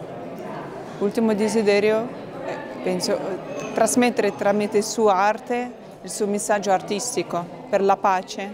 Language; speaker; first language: Italian; non-native, fluent; Albanian